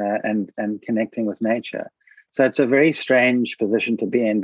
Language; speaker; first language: English; native; English